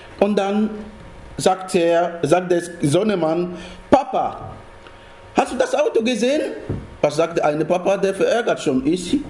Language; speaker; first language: German; non-native, fluent; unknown